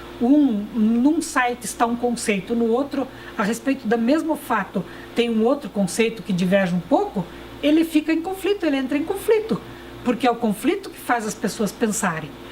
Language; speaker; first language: Portuguese; early bilingual, other home language; Ukrainian